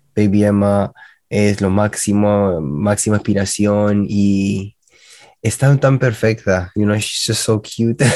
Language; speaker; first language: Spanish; early bilingual, heritage; Spanish